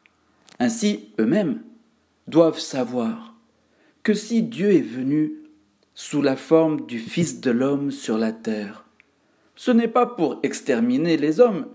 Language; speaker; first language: French; native; French